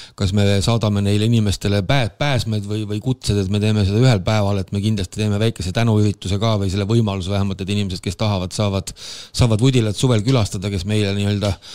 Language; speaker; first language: Estonian; native; Estonian